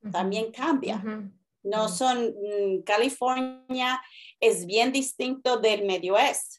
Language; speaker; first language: Spanish; early bilingual, heritage; Spanish